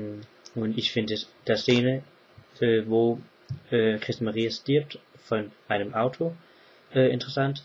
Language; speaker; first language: German; non-native, learner; English